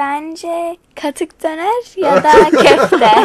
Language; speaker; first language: Turkish; non-native, learner; English